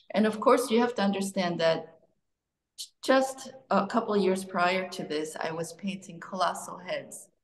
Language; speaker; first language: English; early bilingual, other home language; Korean